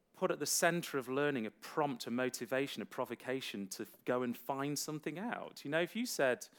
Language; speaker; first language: English; native; English